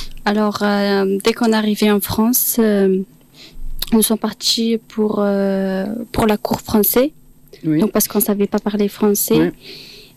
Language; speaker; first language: French; non-native, fluent; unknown